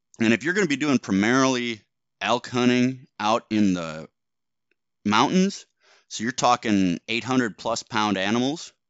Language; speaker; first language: English; native; English